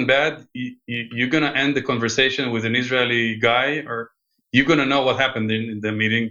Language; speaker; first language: English; non-native, fluent; Hebrew